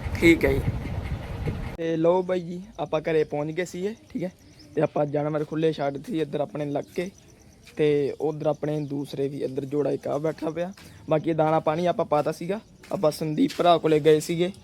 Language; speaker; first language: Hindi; non-native, local second language; Punjabi